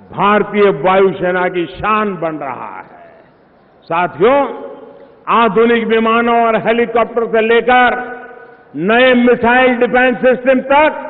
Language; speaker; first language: Hindi; non-native, local second language; Gujarati